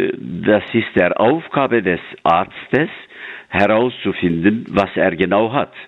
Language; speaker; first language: German; non-native, fluent; Turkish